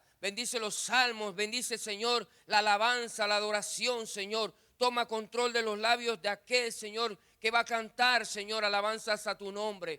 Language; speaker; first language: Spanish; native; Spanish